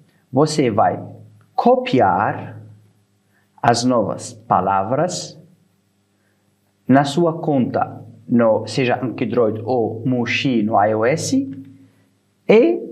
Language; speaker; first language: Portuguese; non-native, fluent; Arabic